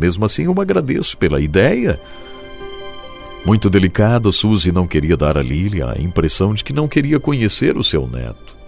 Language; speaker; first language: Portuguese; native; Portuguese